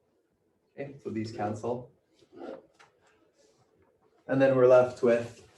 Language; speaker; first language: English; native; English